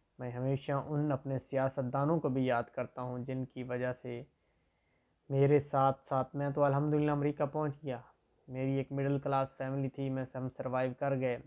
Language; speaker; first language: Urdu; non-native, local second language; Saraiki